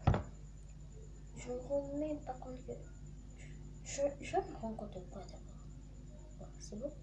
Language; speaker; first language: French; non-native, local second language; Lingala